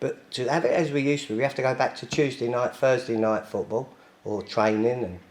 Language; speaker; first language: English; native; English